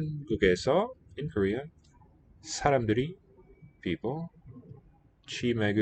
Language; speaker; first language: Korean; non-native, learner; English